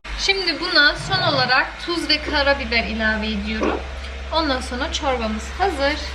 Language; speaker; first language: Turkish; early bilingual, heritage; Turkish